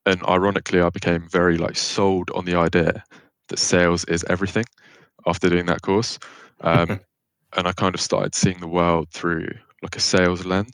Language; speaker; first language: English; native; English